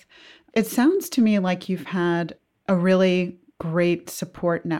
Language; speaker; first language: English; native; English